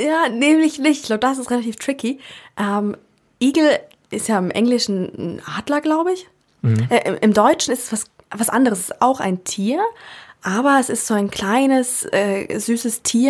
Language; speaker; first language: German; native; German